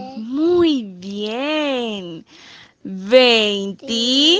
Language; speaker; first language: Spanish; native; Spanish